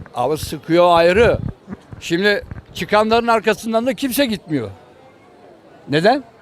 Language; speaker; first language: Turkish; native; Turkish